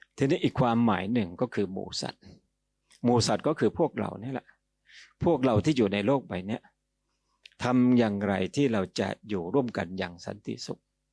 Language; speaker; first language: Thai; native; Thai